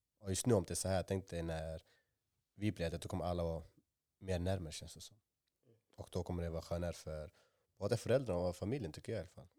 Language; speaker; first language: Swedish; early bilingual, other home language; Somali